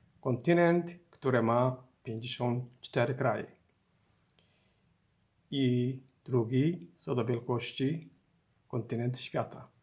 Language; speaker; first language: Polish; non-native, learner; Somali